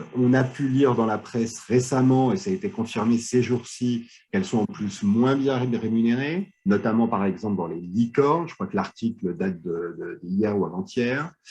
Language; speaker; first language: French; native; French